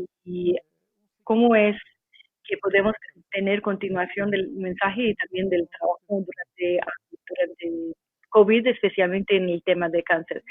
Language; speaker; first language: Spanish; non-native, fluent; English